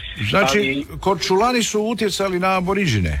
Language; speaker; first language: Serbian; native; Serbian